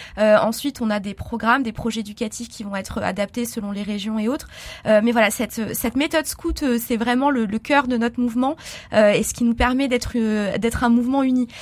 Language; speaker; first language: French; native; French